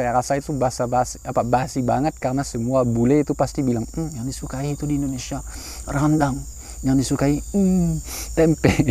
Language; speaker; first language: Indonesian; non-native, fluent; French